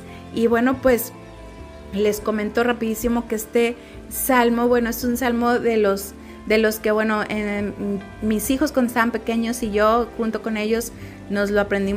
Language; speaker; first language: Spanish; native; Spanish